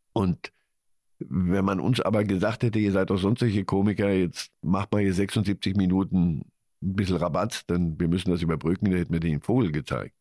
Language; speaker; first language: German; early bilingual, other home language; Polish